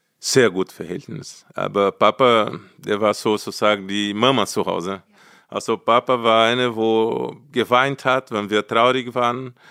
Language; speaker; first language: German; non-native, fluent; Portuguese